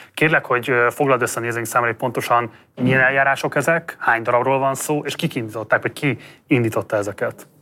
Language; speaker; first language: Hungarian; native; Hungarian